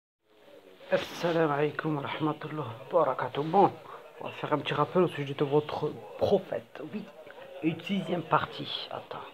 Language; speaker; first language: French; native; French